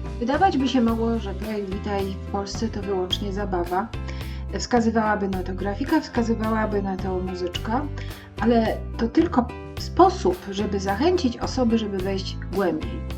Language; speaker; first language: Polish; native; Polish